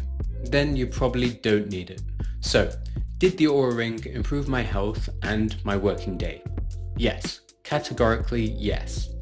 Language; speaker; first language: English; native; English